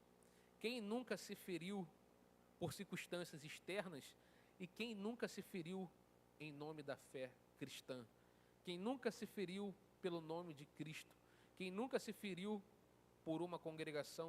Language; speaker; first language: Portuguese; native; Portuguese